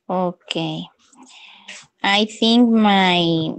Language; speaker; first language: English; non-native, learner; Spanish